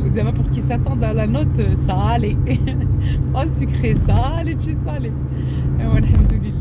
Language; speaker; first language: French; native; French